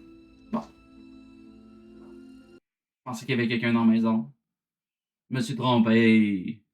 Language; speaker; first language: French; native; French